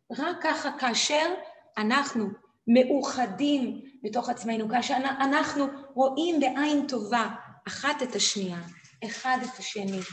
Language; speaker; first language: Hebrew; native; Hebrew